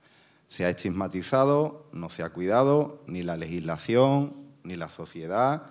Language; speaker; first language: Spanish; native; Spanish